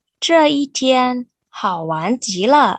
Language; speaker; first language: Chinese; non-native, fluent; Thai